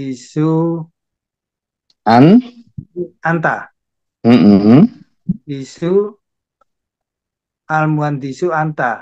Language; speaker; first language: Arabic; non-native, learner; Indonesian